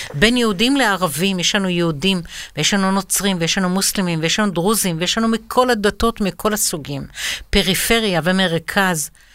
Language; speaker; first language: Hebrew; non-native, fluent; Arabic